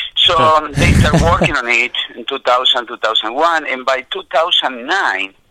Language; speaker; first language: English; non-native, fluent; Spanish